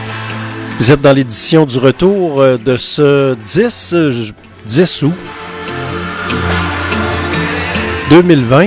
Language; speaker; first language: French; native; French